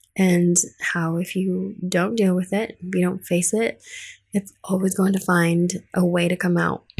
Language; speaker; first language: English; early bilingual, other home language; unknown